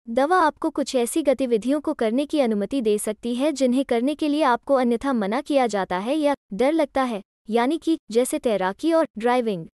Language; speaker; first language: Hindi; native; Hindi